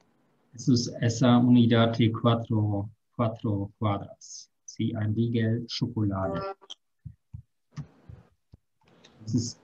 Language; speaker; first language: Spanish; non-native, fluent; German